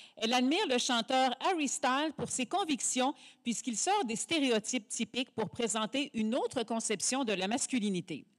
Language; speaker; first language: French; native; French